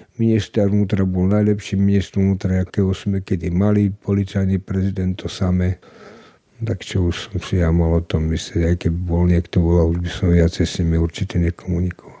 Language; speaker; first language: Slovak; native; Slovak